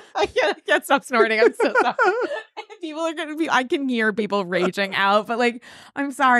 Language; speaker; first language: English; native; English